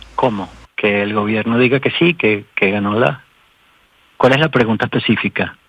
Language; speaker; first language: Spanish; native; Spanish